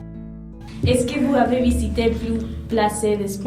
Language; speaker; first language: French; non-native, learner; Spanish